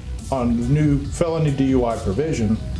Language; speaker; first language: English; native; English